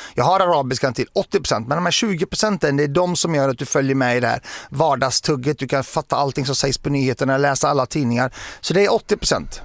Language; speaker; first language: Swedish; early bilingual, other home language; Arabic